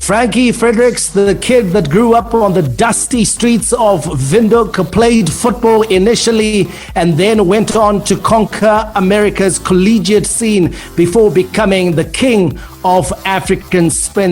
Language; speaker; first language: English; native; English